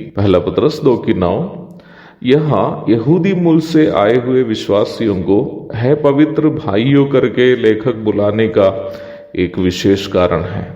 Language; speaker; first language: Hindi; non-native, local second language; Malayalam